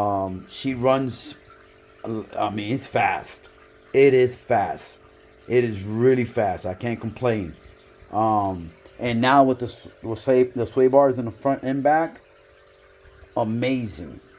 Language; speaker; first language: English; native; English